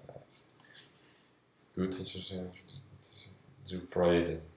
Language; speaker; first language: German; non-native, learner; English